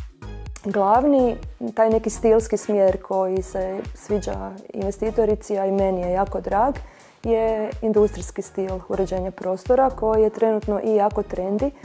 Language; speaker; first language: Croatian; native; Croatian